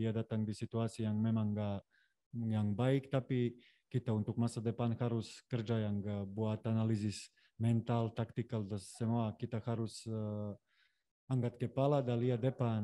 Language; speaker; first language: Indonesian; non-native, fluent; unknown